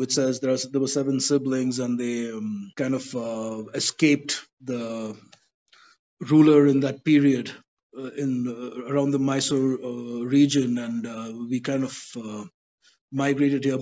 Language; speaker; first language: English; non-native, local second language; Badaga